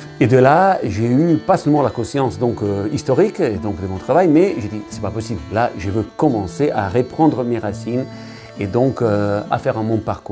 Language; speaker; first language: French; non-native, learner; Italian